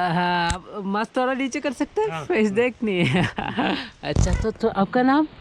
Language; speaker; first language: Hindi; non-native, local second language; Malayalam